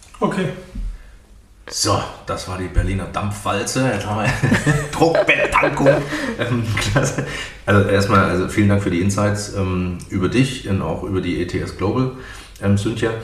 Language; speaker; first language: German; native; German